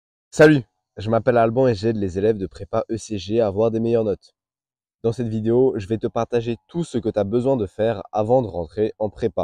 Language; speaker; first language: French; native; French